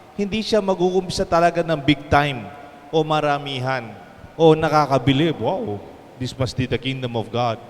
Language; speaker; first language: Filipino; non-native, local second language; Pampanga